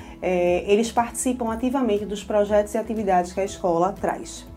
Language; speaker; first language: Portuguese; native; Portuguese